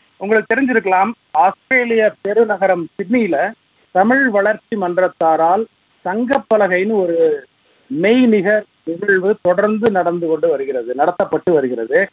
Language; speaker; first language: Tamil; native; Tamil